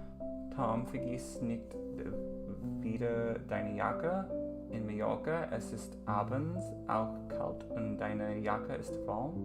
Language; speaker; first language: German; non-native, learner; English